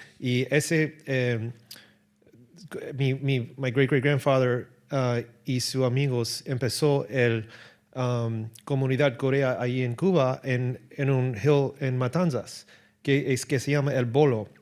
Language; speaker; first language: Spanish; early bilingual, heritage; English